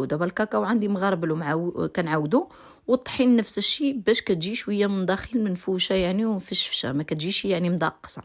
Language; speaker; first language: Arabic; native; Arabic